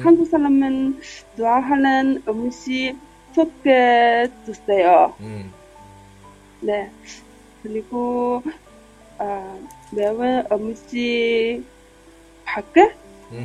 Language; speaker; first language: Korean; non-native, learner; Chinese